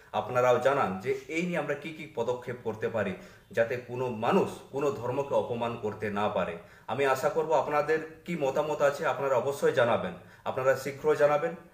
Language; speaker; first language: Bangla; non-native, local second language; Santali